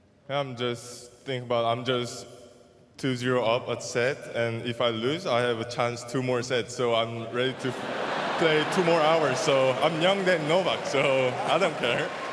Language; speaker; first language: English; non-native, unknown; Korean